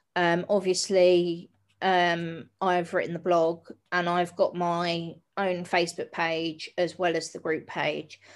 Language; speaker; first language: English; native; English